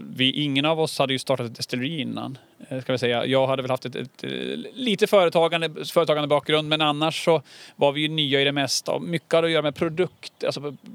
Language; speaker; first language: Swedish; native; Swedish